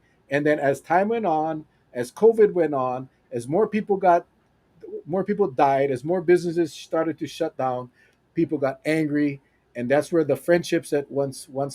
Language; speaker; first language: English; native; English